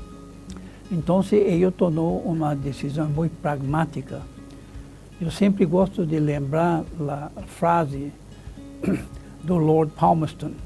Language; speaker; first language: Spanish; non-native, fluent; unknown